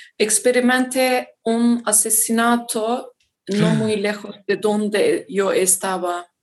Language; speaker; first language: Spanish; non-native, learner; Turkish